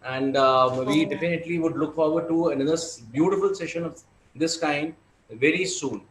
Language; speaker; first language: English; non-native, local second language; Hindi